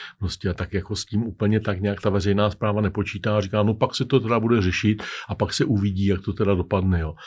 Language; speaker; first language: Czech; native; Czech